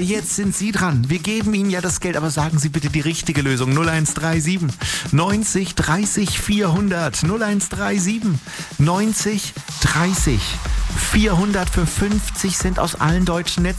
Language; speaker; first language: German; native; German